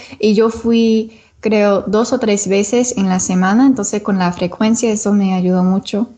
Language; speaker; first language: Spanish; non-native, learner; English